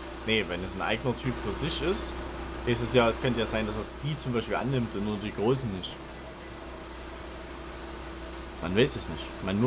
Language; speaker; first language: German; native; German